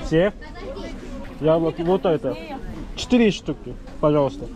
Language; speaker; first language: Russian; non-native, learner; Korean